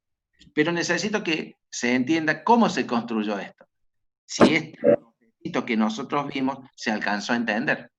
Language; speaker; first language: Spanish; native; Spanish